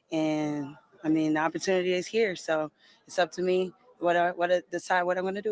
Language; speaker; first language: English; native; English